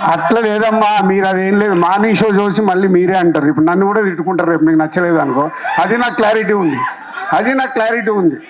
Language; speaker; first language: Telugu; native; Telugu